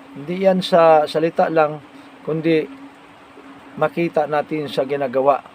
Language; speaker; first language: Filipino; non-native, local second language; Cebuano